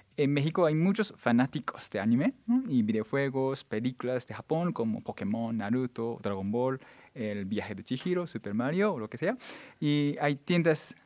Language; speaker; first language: Spanish; non-native, fluent; Japanese